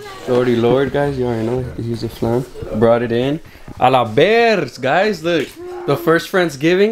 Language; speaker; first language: English; early bilingual, other home language; Spanish